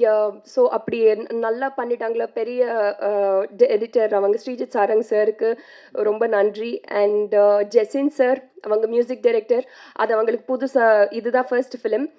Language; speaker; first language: Tamil; non-native, learner; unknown